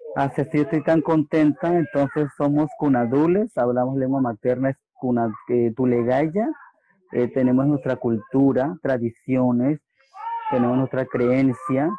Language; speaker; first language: Spanish; non-native, local second language; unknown